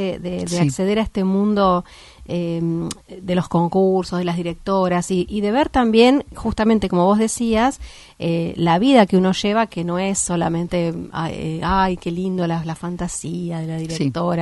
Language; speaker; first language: Spanish; native; Spanish